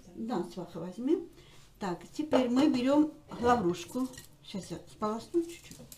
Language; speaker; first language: Russian; non-native, local second language; Armenian